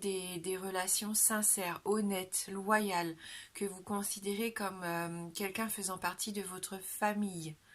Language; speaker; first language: French; native; French